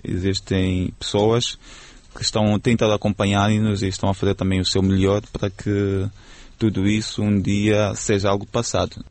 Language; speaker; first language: Portuguese; native; Portuguese